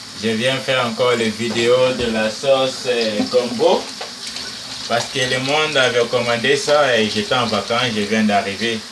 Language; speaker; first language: French; non-native, local second language; Susu